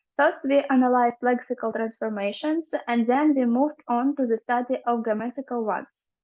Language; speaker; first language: English; non-native, fluent; Ukrainian